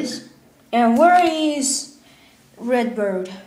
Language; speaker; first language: English; non-native, learner; Spanish